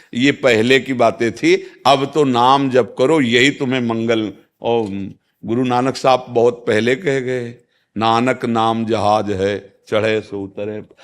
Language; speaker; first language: Hindi; native; Hindi